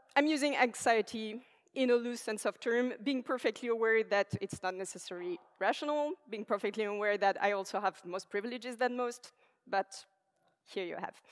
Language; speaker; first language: English; non-native, fluent; French